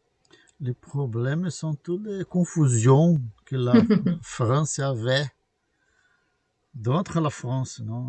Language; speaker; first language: French; non-native, learner; Portuguese